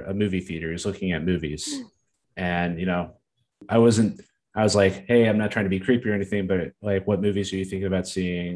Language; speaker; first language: English; native; English